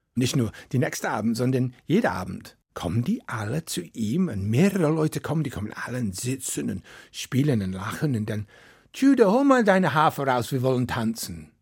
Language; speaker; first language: German; non-native, fluent; English